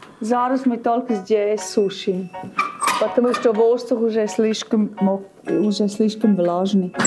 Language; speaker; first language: Russian; non-native, learner; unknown